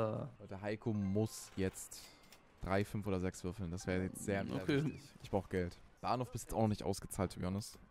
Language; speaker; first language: German; native; German